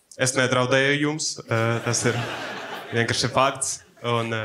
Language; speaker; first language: Latvian; non-native, local second language; Russian